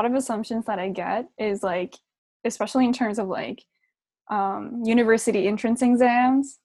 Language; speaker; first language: English; non-native, fluent; Japanese